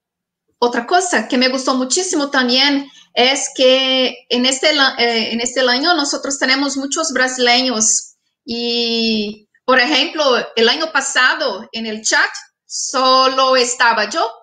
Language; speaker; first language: Spanish; non-native, fluent; Portuguese